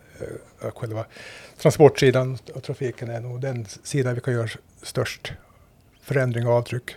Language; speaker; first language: Swedish; native; Swedish